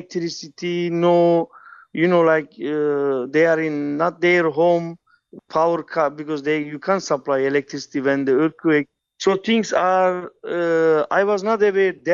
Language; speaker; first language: English; non-native, fluent; Turkish